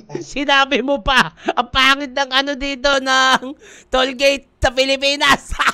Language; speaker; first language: Filipino; native; Filipino